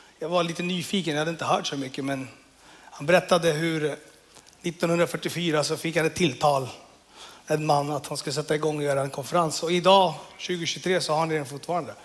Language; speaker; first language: Swedish; early bilingual, other home language; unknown